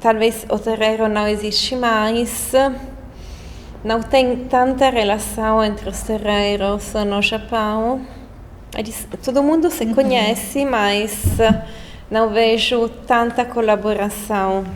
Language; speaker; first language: Portuguese; non-native, fluent; Italian